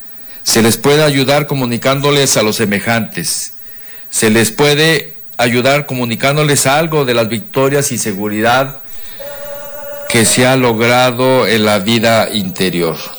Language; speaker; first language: Spanish; native; Spanish